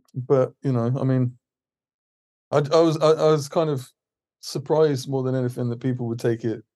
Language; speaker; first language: English; native; English